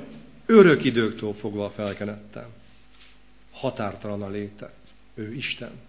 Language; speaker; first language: Hungarian; native; Hungarian